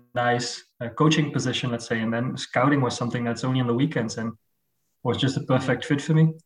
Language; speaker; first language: English; non-native, fluent; Dutch